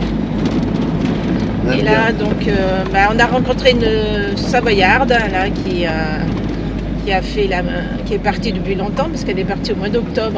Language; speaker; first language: French; native; French